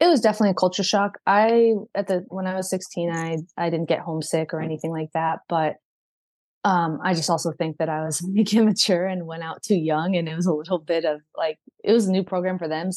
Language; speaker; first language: English; native; English